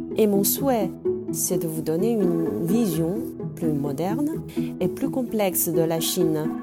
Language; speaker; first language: French; non-native, fluent; Chinese